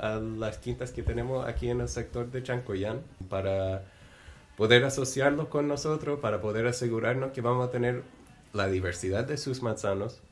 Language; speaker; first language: Spanish; non-native, fluent; English